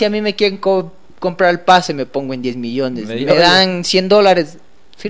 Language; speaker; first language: Spanish; native; Spanish